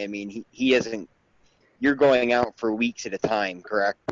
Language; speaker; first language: English; native; English